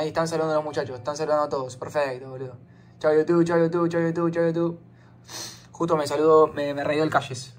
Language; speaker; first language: Spanish; native; Spanish